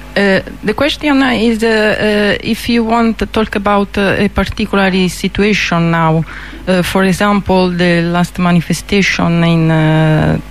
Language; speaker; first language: English; non-native, learner; Italian